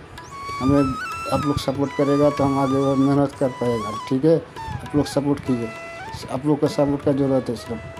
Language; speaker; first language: Hindi; non-native, local second language; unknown